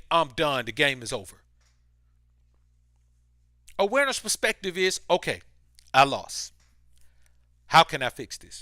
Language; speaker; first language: English; native; English